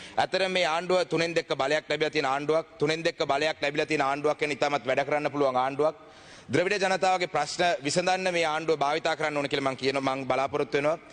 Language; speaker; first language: Sinhala; non-native, local second language; Tamil